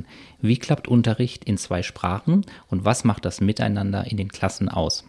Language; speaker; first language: German; native; German